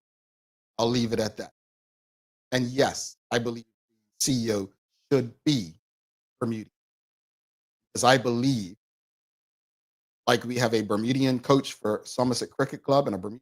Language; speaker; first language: English; native; English